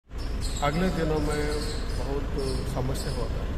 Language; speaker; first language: Hindi; non-native, local second language; Kannada